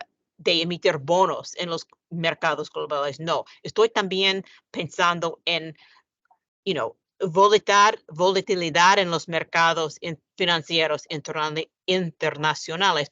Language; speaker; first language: Spanish; non-native, fluent; English